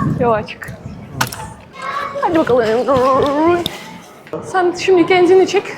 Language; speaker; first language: Turkish; non-native, fluent; Russian